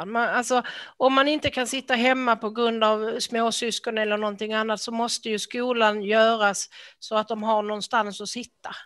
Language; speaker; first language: Swedish; native; Swedish